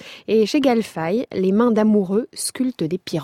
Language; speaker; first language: French; native; French